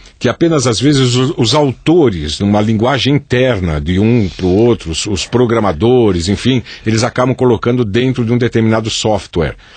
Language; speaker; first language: Portuguese; native; Portuguese